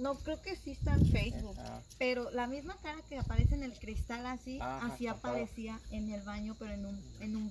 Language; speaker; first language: Spanish; native; Spanish